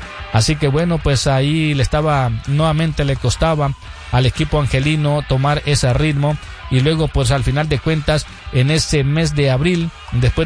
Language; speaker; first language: Spanish; native; Spanish